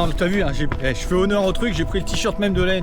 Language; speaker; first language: French; native; French